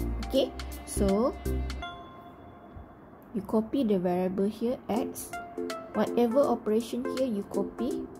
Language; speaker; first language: English; non-native, local second language; Malay